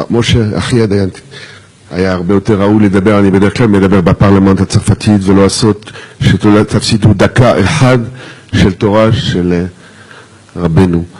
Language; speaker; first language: Hebrew; non-native, fluent; French